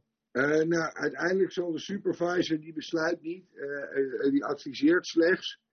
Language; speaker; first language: Dutch; native; Dutch